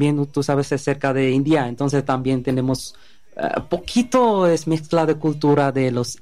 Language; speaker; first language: Spanish; non-native, learner; Bangla